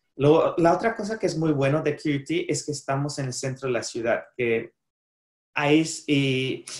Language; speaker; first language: Spanish; native; Spanish